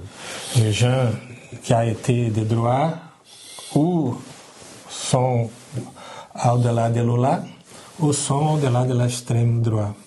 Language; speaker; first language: French; non-native, learner; Portuguese